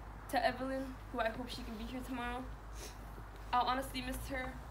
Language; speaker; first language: English; early bilingual, other home language; Spanish